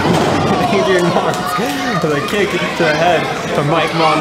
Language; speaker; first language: English; native; English